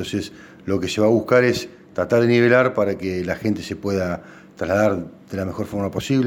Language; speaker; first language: Spanish; native; Spanish